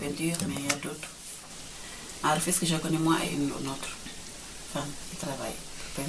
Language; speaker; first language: French; non-native, local second language; Wolof